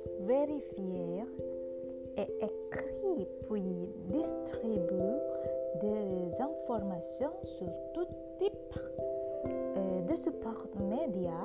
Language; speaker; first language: French; non-native, learner; Indonesian